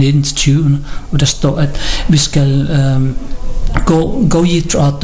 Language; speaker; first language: Danish; early bilingual, other home language; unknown